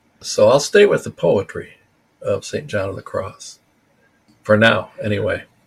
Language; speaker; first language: English; early bilingual, other home language; Spanish